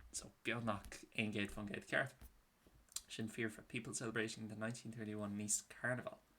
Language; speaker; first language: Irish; native; Irish